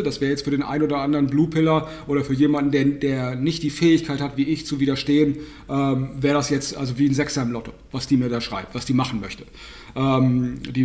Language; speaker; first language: German; native; German